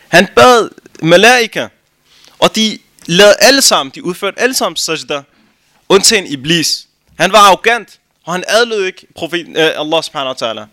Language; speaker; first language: Danish; early bilingual, other home language; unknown